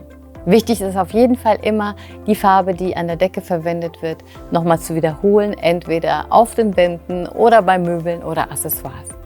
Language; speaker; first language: German; native; German